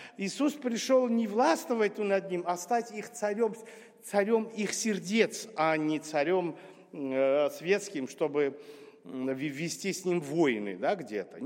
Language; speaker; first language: Russian; non-native, local second language; Armenian